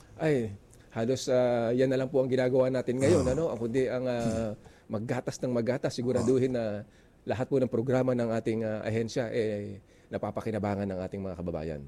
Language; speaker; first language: Filipino; non-native, local second language; Iloko